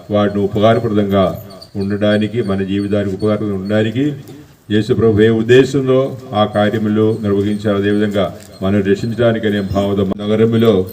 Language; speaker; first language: Telugu; native; Telugu